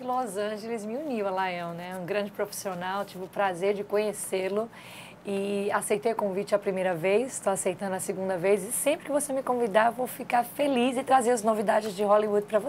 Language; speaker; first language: Portuguese; native; Portuguese